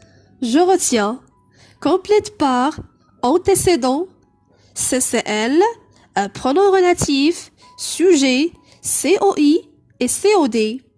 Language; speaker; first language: French; non-native, local second language; Arabic